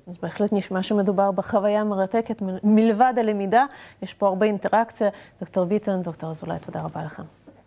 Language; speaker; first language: Hebrew; native; Hebrew